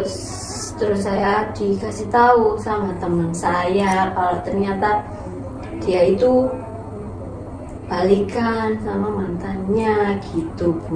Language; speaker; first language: Indonesian; native; Indonesian